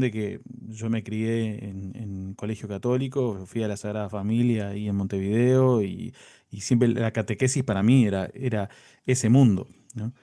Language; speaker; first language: Spanish; native; Spanish